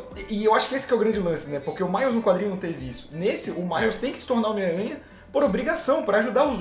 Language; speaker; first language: Portuguese; native; Portuguese